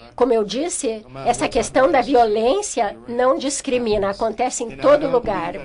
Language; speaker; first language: Portuguese; non-native, fluent; English